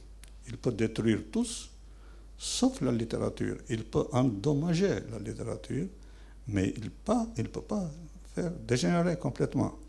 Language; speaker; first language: French; non-native, fluent; Albanian